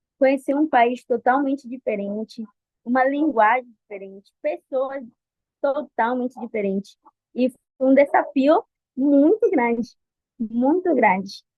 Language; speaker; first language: Portuguese; non-native, fluent; Spanish